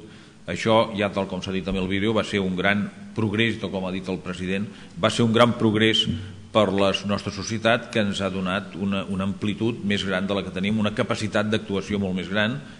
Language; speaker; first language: Catalan; native; Catalan